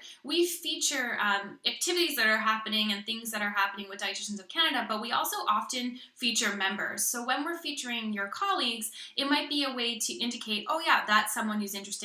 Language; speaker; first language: English; native; English